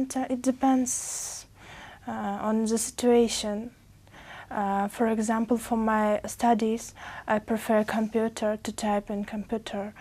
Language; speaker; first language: English; non-native, learner; Uzbek